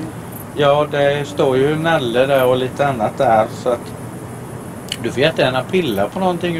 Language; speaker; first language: Swedish; native; Swedish